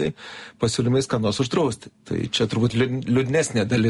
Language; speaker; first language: Lithuanian; native; Lithuanian